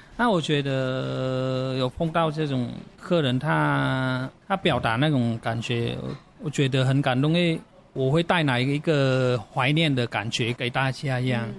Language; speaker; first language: Chinese; non-native, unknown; Vietnamese